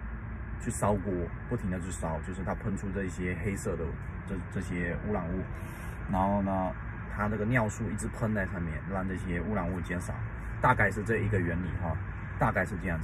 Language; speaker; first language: Chinese; native; Chinese